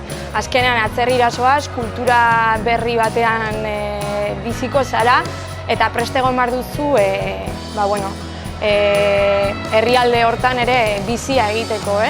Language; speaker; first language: Basque; native; Basque